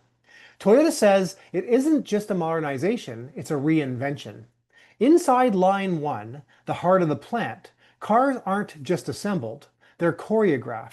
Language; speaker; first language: English; native; English